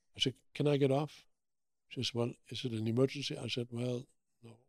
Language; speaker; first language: English; early bilingual, other home language; German